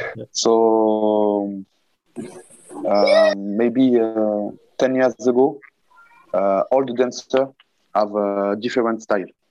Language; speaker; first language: English; non-native, learner; French